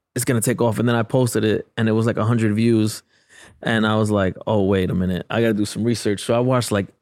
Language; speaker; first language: English; native; English